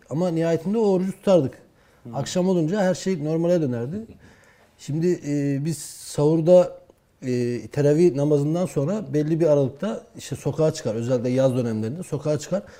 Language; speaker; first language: Turkish; native; Turkish